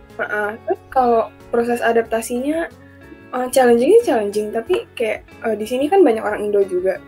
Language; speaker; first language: Indonesian; native; Indonesian